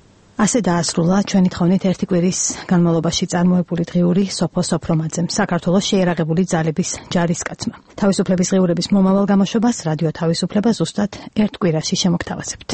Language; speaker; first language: Georgian; native; Georgian